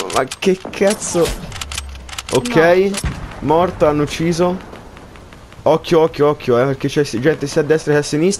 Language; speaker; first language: Italian; native; Italian